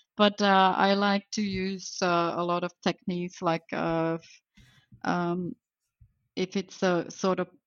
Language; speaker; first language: English; non-native, fluent; Finnish